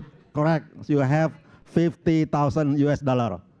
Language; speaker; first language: English; non-native, local second language; Indonesian